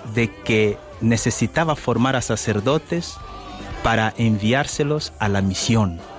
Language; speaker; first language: Spanish; non-native, fluent; Portuguese